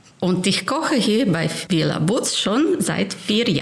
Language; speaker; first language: German; non-native, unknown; Ukrainian